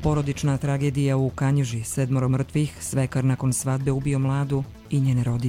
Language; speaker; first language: Croatian; native; Croatian